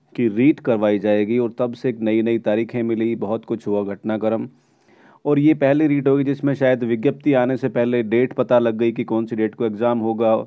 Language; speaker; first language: Hindi; native; Hindi